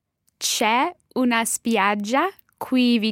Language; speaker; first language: Italian; non-native, learner; English